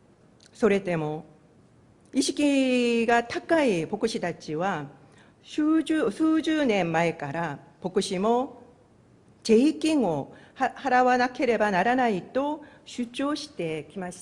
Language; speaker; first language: Japanese; non-native, fluent; Korean